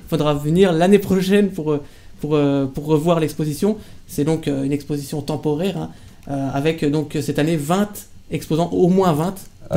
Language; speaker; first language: French; native; French